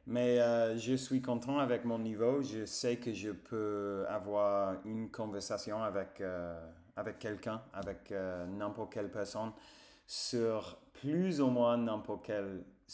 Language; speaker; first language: French; non-native, fluent; English